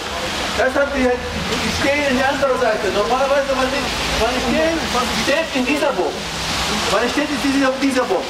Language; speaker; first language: German; non-native, learner; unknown